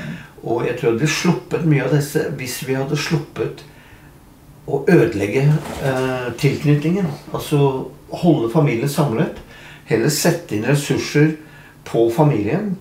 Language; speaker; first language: Norwegian; native; Norwegian